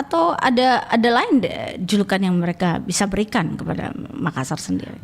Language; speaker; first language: Indonesian; native; Indonesian